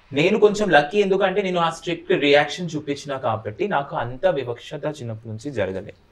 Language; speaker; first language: Telugu; non-native, fluent; Bangla